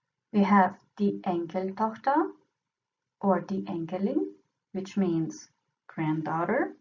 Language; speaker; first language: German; non-native, fluent; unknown